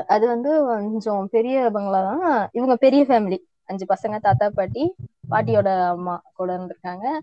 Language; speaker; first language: Tamil; native; Tamil